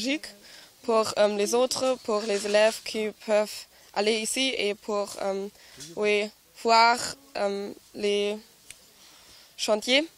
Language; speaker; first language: French; non-native, learner; Polish